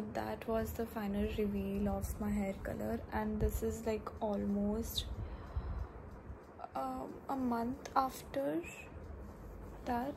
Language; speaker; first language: English; non-native, local second language; Hindi